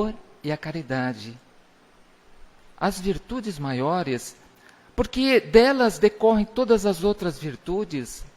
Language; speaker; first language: Portuguese; native; Portuguese